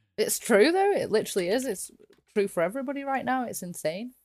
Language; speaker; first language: English; native; English